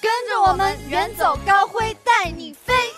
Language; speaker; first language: Chinese; native; Chinese